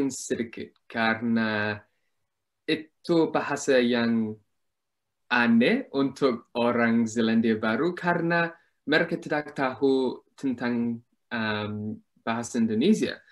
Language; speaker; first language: Indonesian; non-native, learner; English